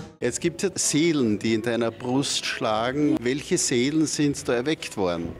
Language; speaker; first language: German; native; German